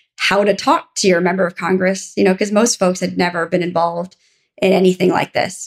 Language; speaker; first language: English; native; English